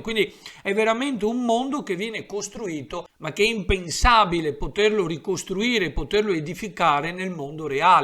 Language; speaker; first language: Italian; native; Italian